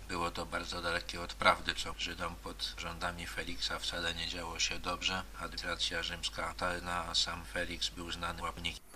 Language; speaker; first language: Polish; native; Polish